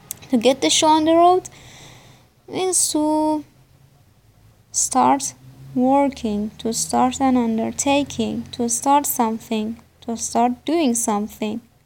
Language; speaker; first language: English; non-native, fluent; Persian